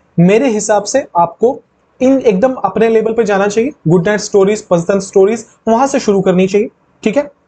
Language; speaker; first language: Hindi; native; Hindi